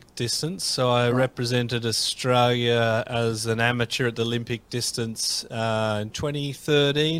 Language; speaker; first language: English; native; English